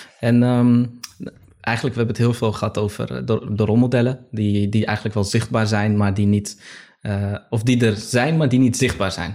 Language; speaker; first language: Dutch; early bilingual, other home language; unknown